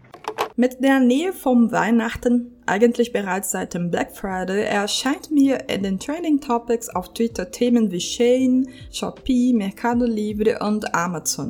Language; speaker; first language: German; non-native, fluent; Portuguese